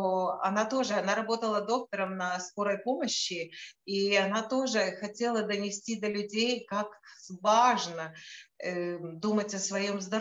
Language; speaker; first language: Russian; non-native, local second language; Latvian